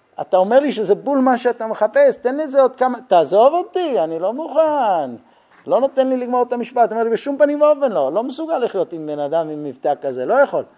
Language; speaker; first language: Hebrew; native; Hebrew